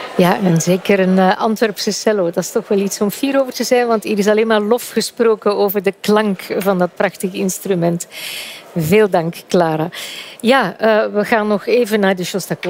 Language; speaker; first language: Dutch; native; Dutch